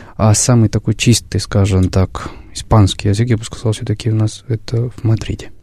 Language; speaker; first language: Russian; non-native, fluent; Spanish